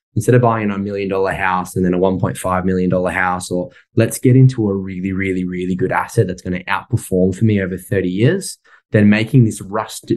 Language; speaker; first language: English; native; English